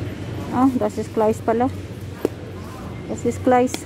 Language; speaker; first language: German; non-native, learner; Filipino